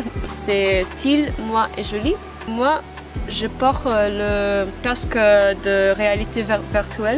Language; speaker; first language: French; non-native, fluent; Maltese